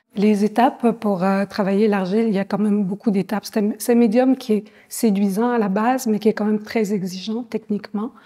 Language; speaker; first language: French; native; French